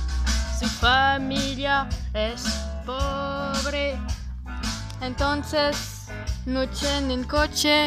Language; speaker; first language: Spanish; non-native, learner; French